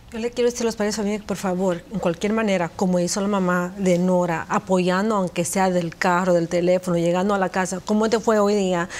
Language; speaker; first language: Spanish; early bilingual, heritage; Spanish